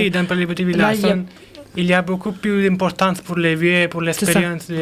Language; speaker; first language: French; non-native, learner; Italian